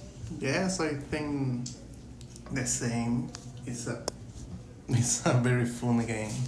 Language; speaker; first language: English; non-native, learner; Spanish